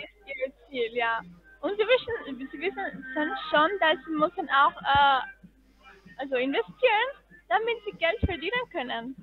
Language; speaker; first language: German; non-native, fluent; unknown